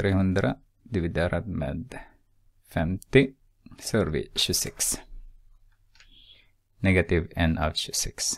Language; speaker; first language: Swedish; non-native, fluent; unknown